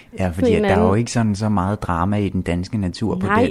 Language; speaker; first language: Danish; native; Danish